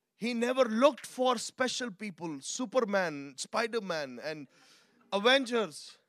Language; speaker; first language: English; non-native, local second language; Urdu